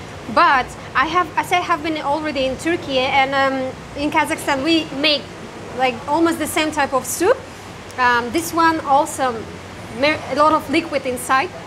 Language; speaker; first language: English; non-native, fluent; Kazakh